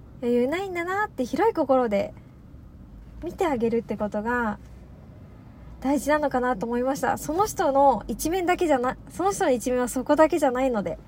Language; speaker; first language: Japanese; native; Japanese